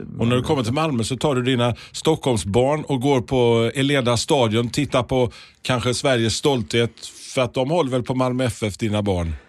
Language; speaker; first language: Swedish; native; Swedish